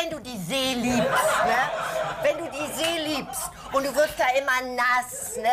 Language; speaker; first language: German; native; German